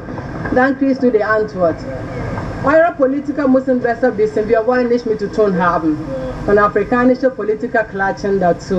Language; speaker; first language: German; non-native, learner; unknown